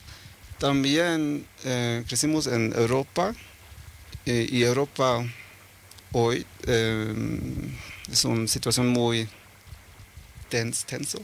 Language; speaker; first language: Spanish; early bilingual, heritage; Norwegian